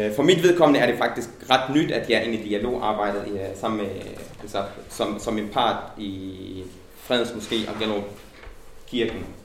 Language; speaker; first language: Danish; early bilingual, other home language; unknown